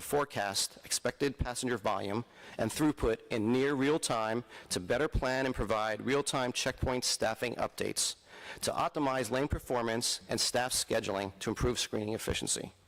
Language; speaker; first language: English; native; English